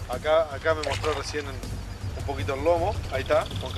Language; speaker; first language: Spanish; native; Spanish